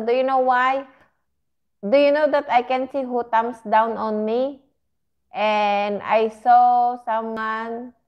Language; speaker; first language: English; non-native, learner; Filipino